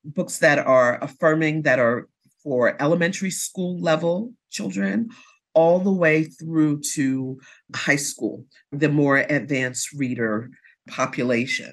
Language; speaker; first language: English; native; English